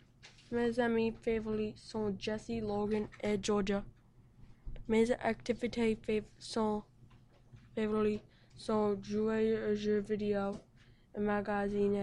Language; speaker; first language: French; non-native, local second language; English